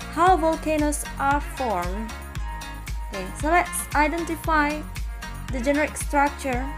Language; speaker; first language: English; non-native, fluent; Indonesian